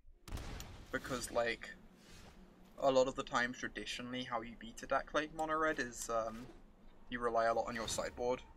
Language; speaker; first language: English; native; English